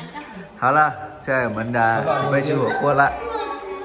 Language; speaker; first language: Chinese; non-native, fluent; Vietnamese